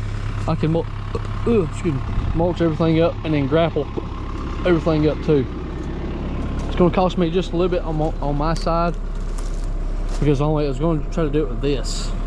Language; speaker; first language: English; native; English